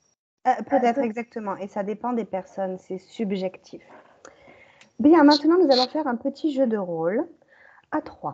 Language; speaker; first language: French; native; French